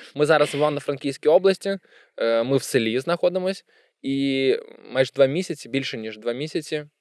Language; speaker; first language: Ukrainian; non-native, local second language; Russian